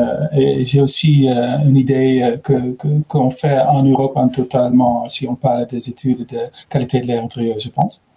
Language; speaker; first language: French; non-native, learner; Dutch